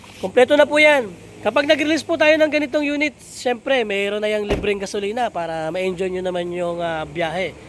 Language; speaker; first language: Filipino; non-native, local second language; Bikol